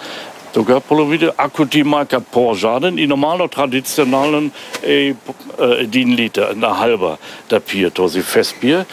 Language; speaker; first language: Bulgarian; non-native, learner; German